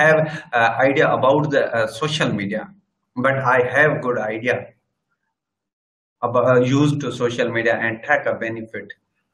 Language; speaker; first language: English; non-native, learner; Sindhi